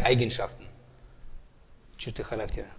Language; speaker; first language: German; native; German